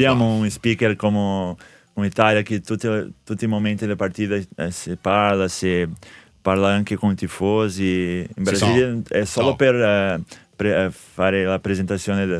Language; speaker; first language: Italian; non-native, fluent; Portuguese